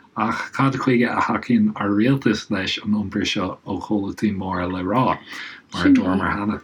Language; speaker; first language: Irish; non-native, local second language; English